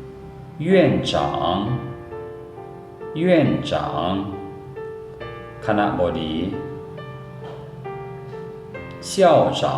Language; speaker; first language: Chinese; non-native, fluent; Lao